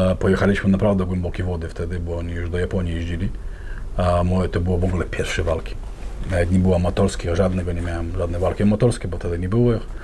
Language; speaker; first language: Polish; non-native, fluent; Chechen